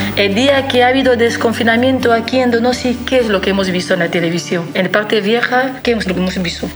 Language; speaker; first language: Spanish; non-native, fluent; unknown